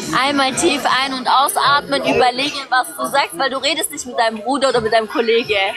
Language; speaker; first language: German; early bilingual, other home language; Kurdish